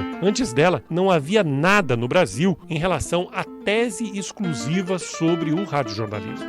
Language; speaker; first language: Portuguese; native; Portuguese